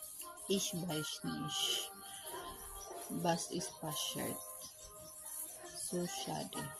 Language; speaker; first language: German; non-native, learner; Filipino